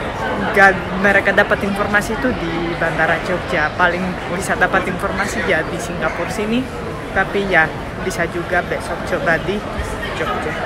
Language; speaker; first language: Indonesian; non-native, fluent; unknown